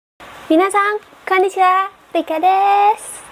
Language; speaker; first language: Japanese; non-native, learner; Indonesian